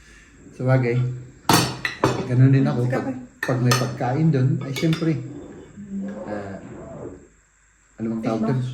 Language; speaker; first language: Filipino; native; Filipino